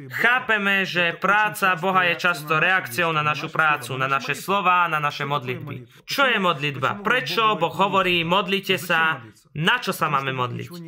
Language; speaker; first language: Slovak; non-native, fluent; Russian